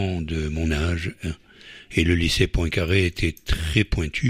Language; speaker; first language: French; native; French